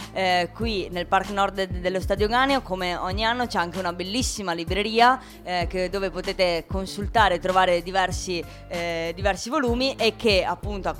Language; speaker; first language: Italian; native; Italian